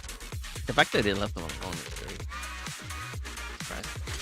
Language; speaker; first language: English; native; English